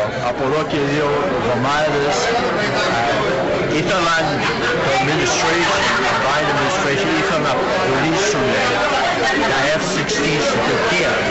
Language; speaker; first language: Greek; early bilingual, heritage; English